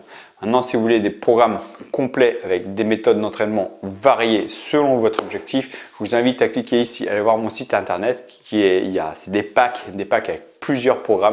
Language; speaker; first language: French; native; French